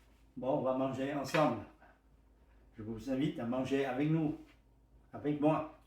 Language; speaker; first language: French; non-native, learner; Vietnamese